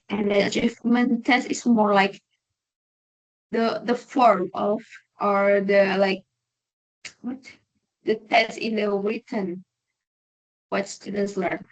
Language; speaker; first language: English; non-native, learner; Indonesian